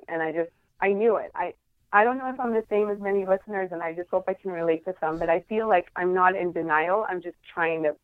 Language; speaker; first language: English; non-native, fluent; Spanish